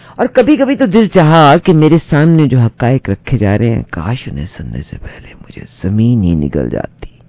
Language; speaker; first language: Urdu; native; Urdu